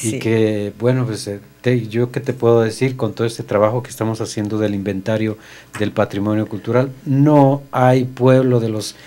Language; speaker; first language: Spanish; native; Spanish